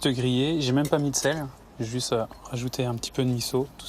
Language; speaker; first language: French; native; French